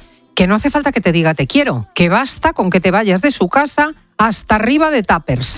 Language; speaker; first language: Spanish; native; Spanish